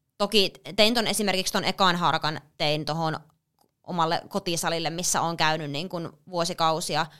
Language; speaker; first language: Finnish; native; Finnish